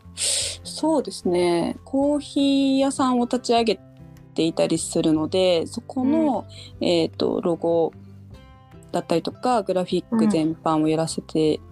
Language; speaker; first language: Japanese; native; Japanese